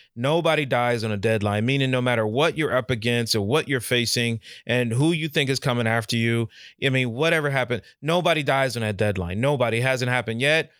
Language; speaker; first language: English; native; English